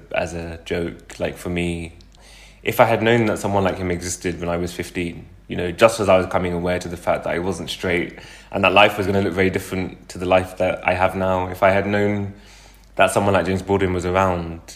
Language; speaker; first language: English; native; English